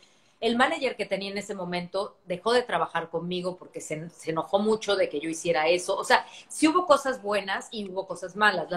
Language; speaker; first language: Spanish; native; Spanish